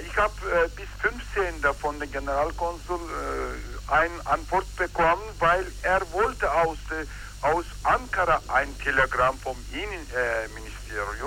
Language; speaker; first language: German; non-native, learner; Turkish